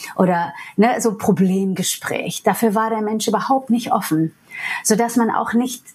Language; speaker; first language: German; non-native, fluent; English